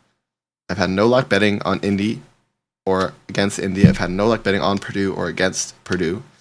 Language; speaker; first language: English; native; English